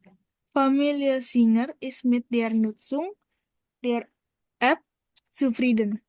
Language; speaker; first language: German; non-native, learner; Indonesian